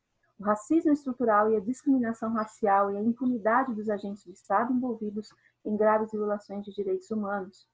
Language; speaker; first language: Portuguese; native; Portuguese